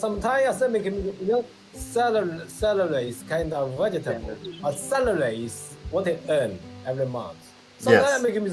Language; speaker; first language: English; non-native, learner; Vietnamese